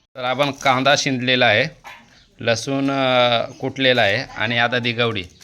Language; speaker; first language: Marathi; non-native, local second language; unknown